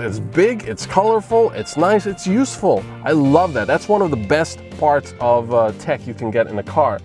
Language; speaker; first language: English; non-native, fluent; Slovenian